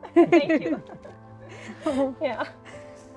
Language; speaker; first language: English; non-native, fluent; Arabic